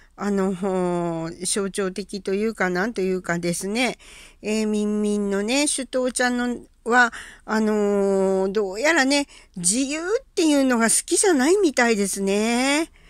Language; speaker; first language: Japanese; native; Japanese